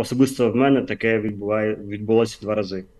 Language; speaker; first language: Ukrainian; non-native, fluent; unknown